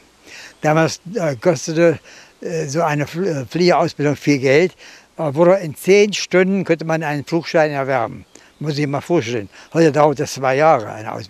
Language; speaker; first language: German; native; German